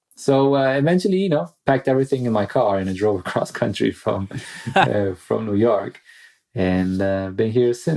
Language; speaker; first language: English; non-native, fluent; Italian